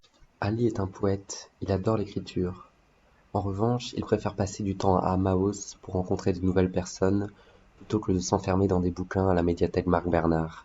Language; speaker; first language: French; native; French